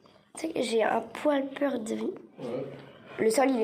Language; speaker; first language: French; native; French